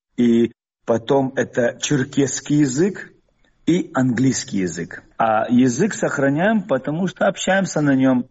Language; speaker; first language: Russian; non-native, fluent; Adyghe